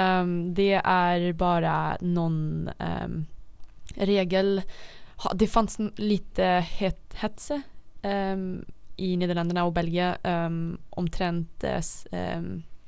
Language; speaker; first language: Swedish; non-native, fluent; Dutch